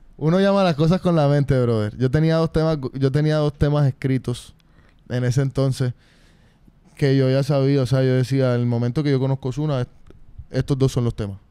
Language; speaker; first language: Spanish; native; Spanish